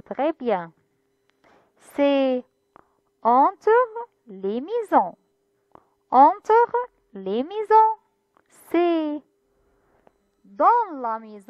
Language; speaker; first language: French; non-native, fluent; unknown